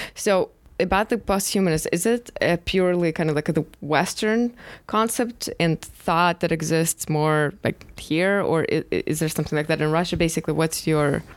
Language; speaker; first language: English; non-native, fluent; Russian